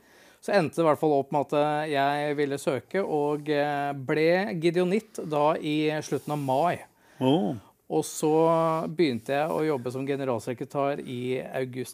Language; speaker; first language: Norwegian; native; Norwegian